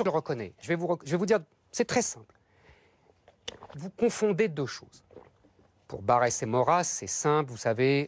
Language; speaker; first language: French; native; French